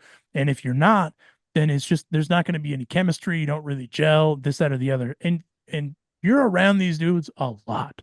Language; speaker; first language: English; native; English